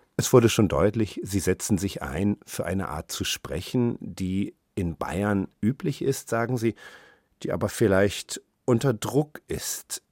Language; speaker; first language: German; native; German